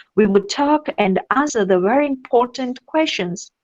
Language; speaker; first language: English; non-native, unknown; Georgian